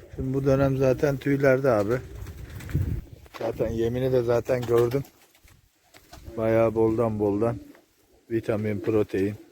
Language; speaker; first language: Turkish; native; Turkish